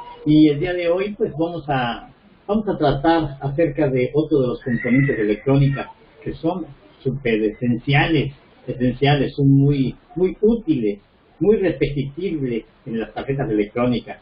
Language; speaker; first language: Spanish; native; Spanish